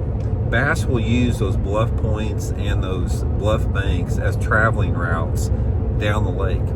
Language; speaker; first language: English; native; English